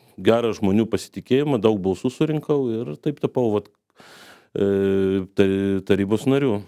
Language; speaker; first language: Lithuanian; non-native, local second language; Polish